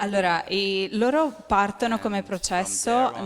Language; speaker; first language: Italian; native; Italian